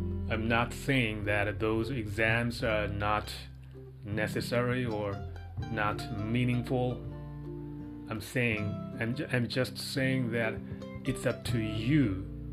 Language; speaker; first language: English; non-native, fluent; Japanese